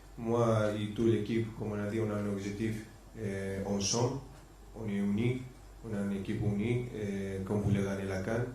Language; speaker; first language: French; non-native, fluent; Spanish